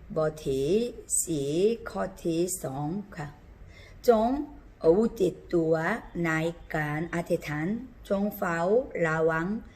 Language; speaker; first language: Thai; non-native, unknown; Korean